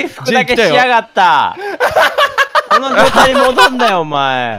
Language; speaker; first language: Japanese; native; Japanese